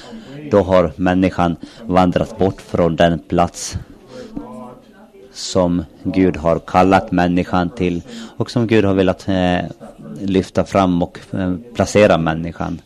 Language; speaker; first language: Swedish; non-native, local second language; Finnish